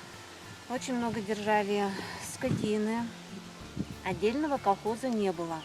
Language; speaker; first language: Russian; native; Russian